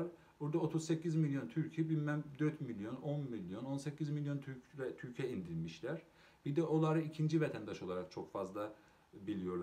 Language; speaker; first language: Turkish; non-native, local second language; Azerbaijani